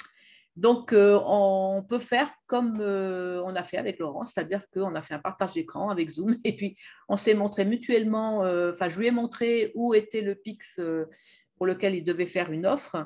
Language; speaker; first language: French; native; French